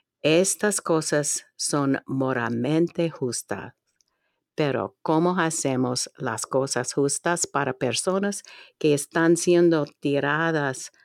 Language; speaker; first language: Spanish; non-native, fluent; English